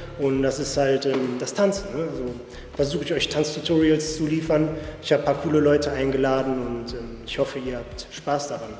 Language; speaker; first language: German; native; German